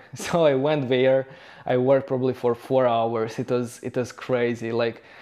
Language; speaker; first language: English; non-native, fluent; Romanian